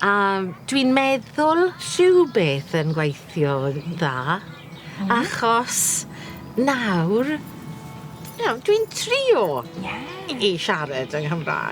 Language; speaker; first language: Welsh; non-native, learner; English